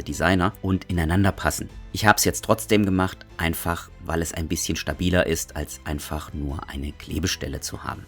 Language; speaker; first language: German; native; German